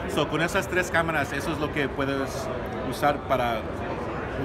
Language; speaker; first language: Spanish; early bilingual, heritage; Spanish